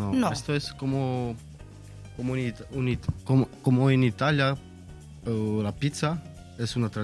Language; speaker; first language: Spanish; non-native, learner; Italian